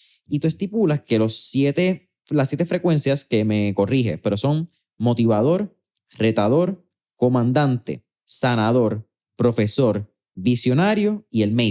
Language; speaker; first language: Spanish; native; Spanish